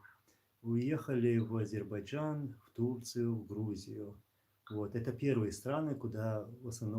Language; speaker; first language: Russian; non-native, local second language; Chechen